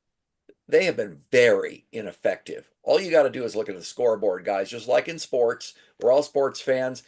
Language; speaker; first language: English; native; English